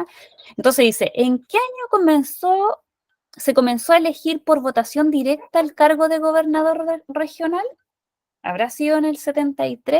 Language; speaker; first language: Spanish; native; Spanish